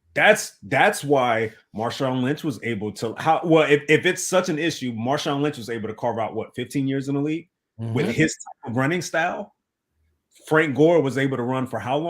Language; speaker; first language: English; native; English